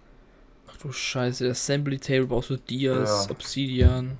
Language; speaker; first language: German; native; German